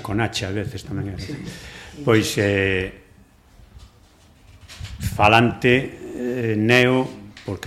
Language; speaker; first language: Galician; non-native, local second language; Spanish